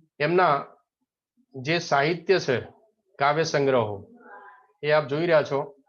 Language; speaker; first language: Gujarati; native; Gujarati